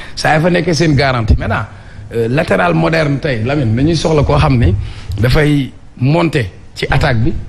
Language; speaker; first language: Wolof; native; Wolof